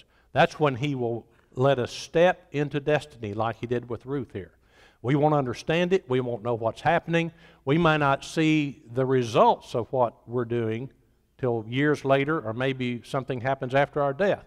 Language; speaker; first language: English; native; English